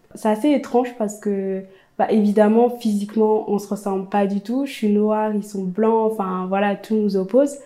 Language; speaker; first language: French; early bilingual, other home language; Amharic